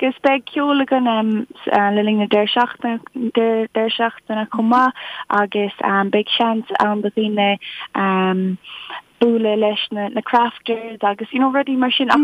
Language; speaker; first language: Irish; non-native, local second language; English